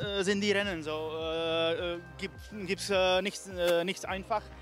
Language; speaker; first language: German; non-native, learner; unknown